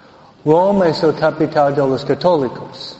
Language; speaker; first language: Spanish; non-native, fluent; English